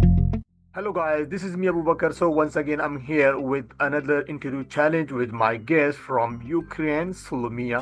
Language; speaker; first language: English; non-native, fluent; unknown